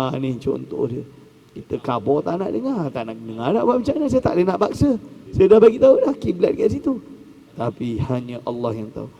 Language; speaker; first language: Malay; native; Malay